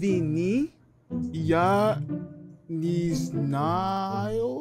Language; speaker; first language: Russian; non-native, learner; English